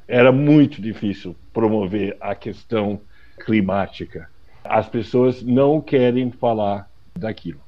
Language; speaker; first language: Portuguese; non-native, fluent; English